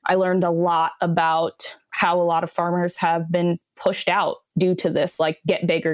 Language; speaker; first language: English; native; English